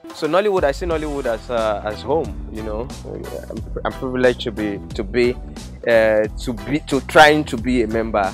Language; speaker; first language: English; non-native, local second language; Yoruba